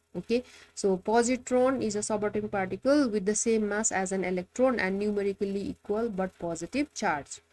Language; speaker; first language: English; non-native, local second language; Nepali